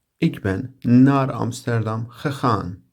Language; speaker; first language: Dutch; non-native, learner; Turkish